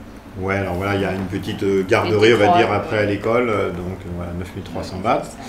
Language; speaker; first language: French; native; French